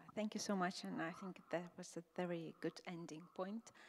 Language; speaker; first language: English; non-native, fluent; Lithuanian